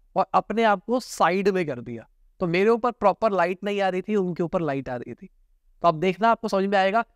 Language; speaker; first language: Hindi; native; Hindi